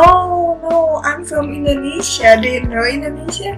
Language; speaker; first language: English; non-native, learner; Indonesian